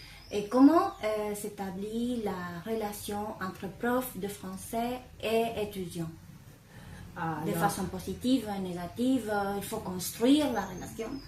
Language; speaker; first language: French; non-native, fluent; Spanish